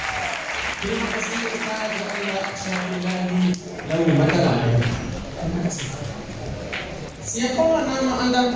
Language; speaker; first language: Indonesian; non-native, learner; Arabic